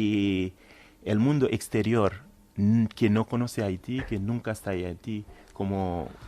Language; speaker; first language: Spanish; non-native, fluent; Haitian Creole